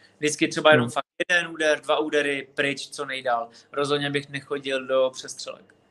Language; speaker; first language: Czech; native; Czech